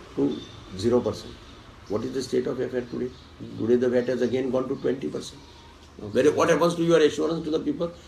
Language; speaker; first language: English; non-native, local second language; Konkani